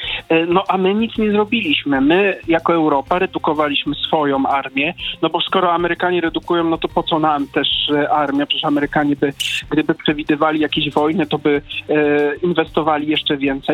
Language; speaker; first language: Polish; native; Polish